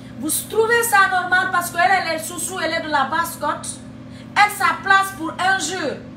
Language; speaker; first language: French; non-native, local second language; Fula